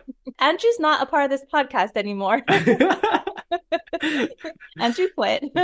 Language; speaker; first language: English; native; English